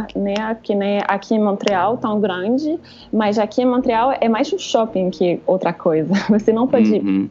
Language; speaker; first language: Portuguese; non-native, fluent; French